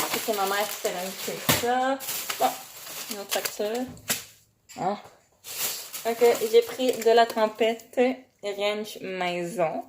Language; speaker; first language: French; native; French